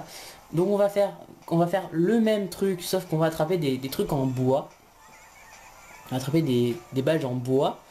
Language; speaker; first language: French; native; French